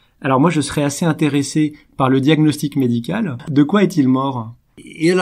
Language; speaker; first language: French; native; French